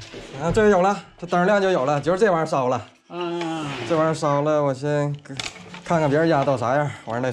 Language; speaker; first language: Chinese; native; Chinese